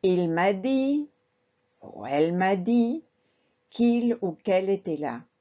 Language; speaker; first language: French; non-native, fluent; Spanish